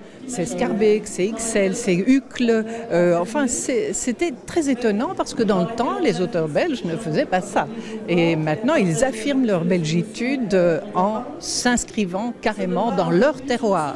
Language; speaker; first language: French; native; French